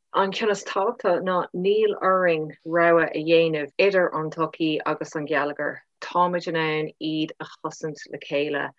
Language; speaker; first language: Irish; non-native, local second language; English